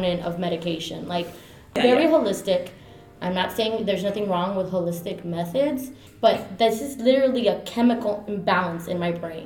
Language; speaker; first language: English; early bilingual, other home language; Spanish